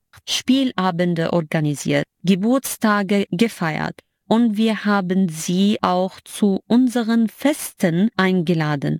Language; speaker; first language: German; non-native, fluent; Arabic